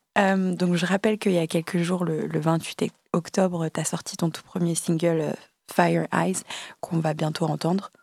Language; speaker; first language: French; native; French